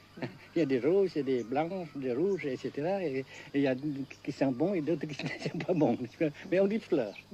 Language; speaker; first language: French; non-native, local second language; Vietnamese